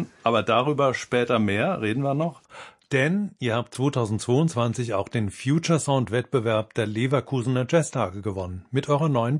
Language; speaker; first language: German; native; German